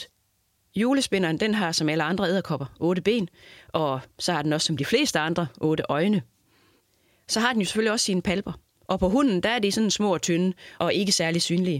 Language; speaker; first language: Danish; native; Danish